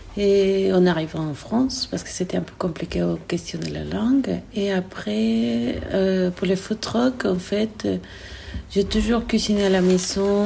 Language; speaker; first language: French; non-native, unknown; Spanish